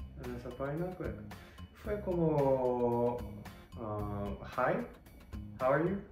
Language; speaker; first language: Spanish; non-native, learner; Korean